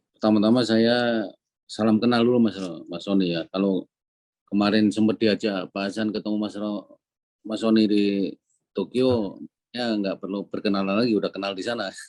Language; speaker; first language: Indonesian; native; Indonesian